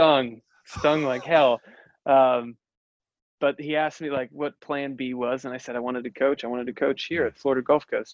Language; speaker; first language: English; native; English